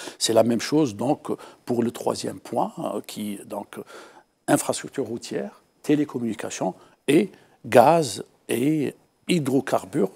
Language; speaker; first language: French; non-native, local second language; Arabic